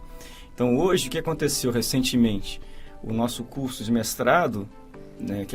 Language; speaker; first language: Portuguese; native; Portuguese